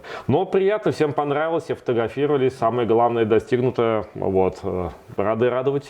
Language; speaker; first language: Russian; native; Russian